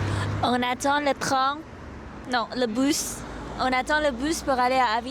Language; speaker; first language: French; non-native, learner; Indonesian